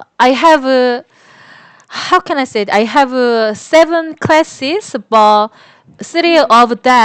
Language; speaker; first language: English; non-native, learner; Korean